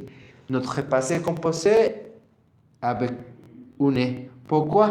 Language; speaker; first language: French; non-native, learner; Spanish